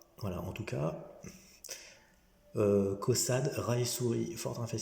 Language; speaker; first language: French; native; French